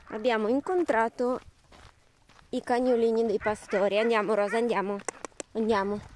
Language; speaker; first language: Italian; non-native, fluent; Russian